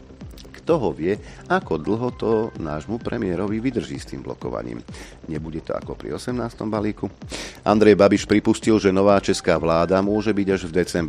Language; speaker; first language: Slovak; native; Slovak